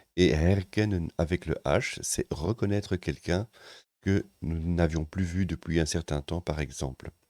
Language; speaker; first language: French; native; French